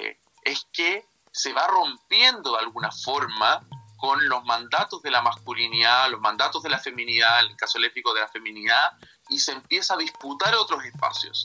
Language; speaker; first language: Spanish; native; Spanish